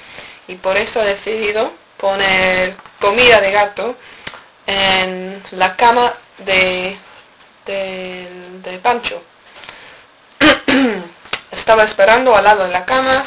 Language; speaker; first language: Spanish; non-native, learner; English